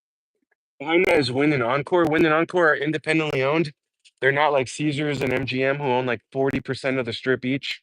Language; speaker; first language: English; native; English